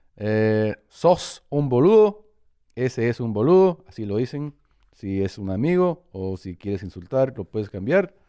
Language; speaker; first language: Spanish; early bilingual, heritage; Spanish